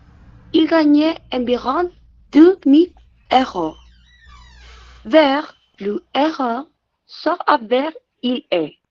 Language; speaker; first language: French; non-native, learner; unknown